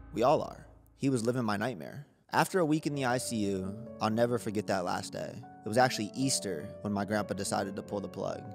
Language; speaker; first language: English; native; English